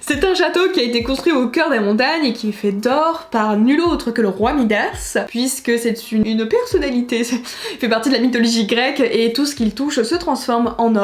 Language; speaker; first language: French; native; French